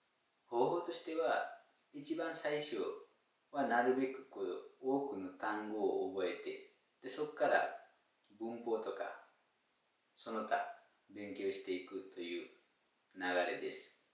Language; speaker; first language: Japanese; non-native, fluent; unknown